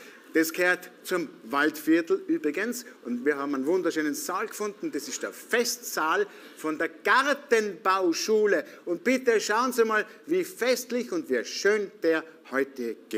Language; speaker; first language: German; native; German